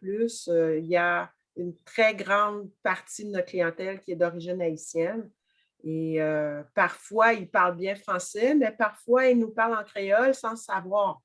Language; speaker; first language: French; native; French